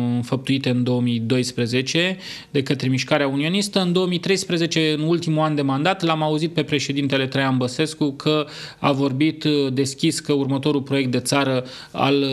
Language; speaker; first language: Romanian; native; Romanian